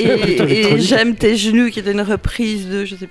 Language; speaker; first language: French; native; French